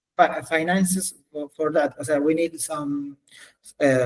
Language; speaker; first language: English; non-native, learner; Spanish